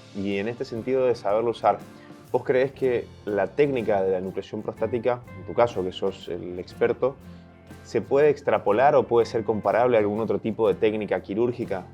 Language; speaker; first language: Spanish; native; Spanish